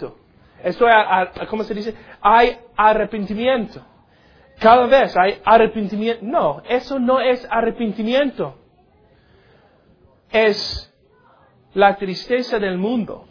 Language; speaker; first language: Spanish; non-native, learner; English